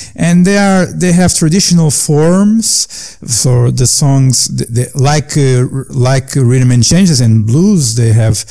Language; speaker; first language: English; non-native, learner; Portuguese